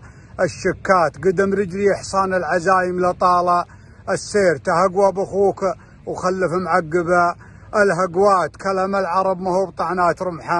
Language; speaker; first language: Arabic; native; Arabic